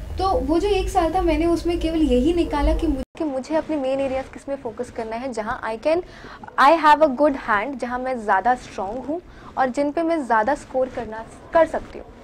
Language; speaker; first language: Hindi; native; Hindi